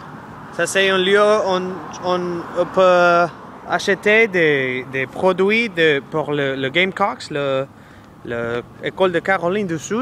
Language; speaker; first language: French; non-native, learner; English